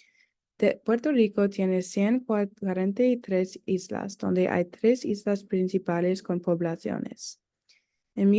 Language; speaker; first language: Spanish; non-native, learner; English